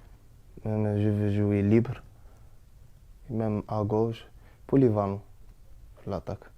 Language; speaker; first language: French; non-native, learner; Arabic